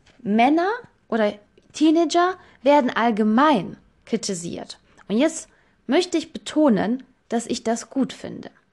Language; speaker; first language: German; non-native, fluent; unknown